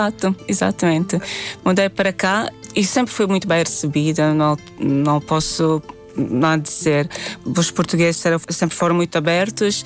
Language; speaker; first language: Portuguese; non-native, fluent; Latvian